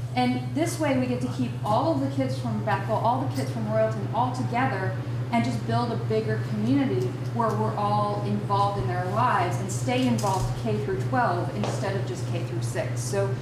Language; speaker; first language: English; native; English